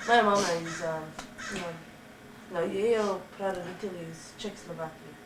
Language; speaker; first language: Russian; non-native, learner; English